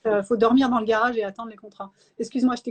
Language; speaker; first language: French; native; French